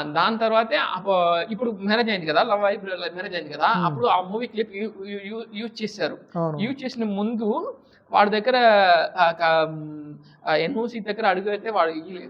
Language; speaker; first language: Telugu; non-native, learner; Tamil